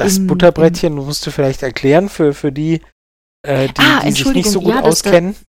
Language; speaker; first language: German; native; German